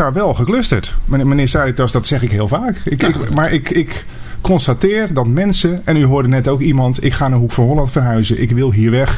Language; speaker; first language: Dutch; native; Dutch